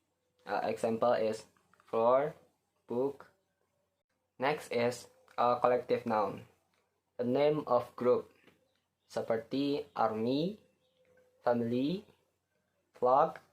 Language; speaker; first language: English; non-native, learner; Indonesian